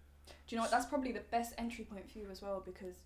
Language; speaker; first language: English; native; English